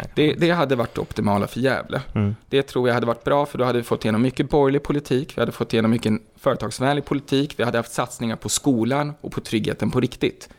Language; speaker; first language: Swedish; native; Swedish